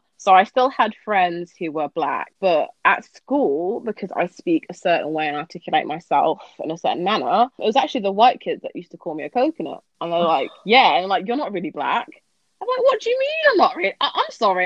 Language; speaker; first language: English; native; English